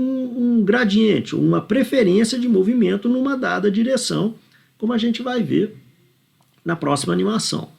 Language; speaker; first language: Portuguese; native; Portuguese